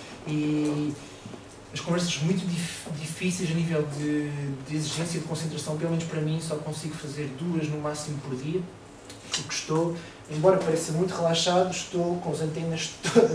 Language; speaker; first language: Portuguese; native; Portuguese